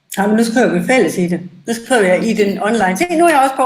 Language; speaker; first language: Danish; native; Danish